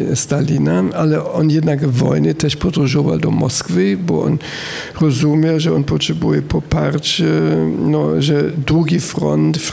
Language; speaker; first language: Polish; non-native, fluent; German